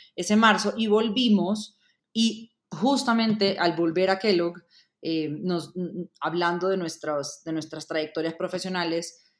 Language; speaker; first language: Spanish; native; Spanish